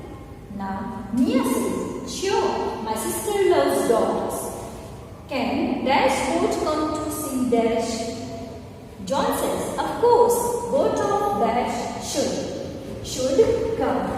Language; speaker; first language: English; non-native, local second language; Hindi